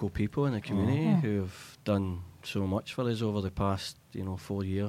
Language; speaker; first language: English; native; English